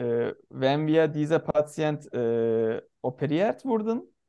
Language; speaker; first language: German; non-native, learner; Turkish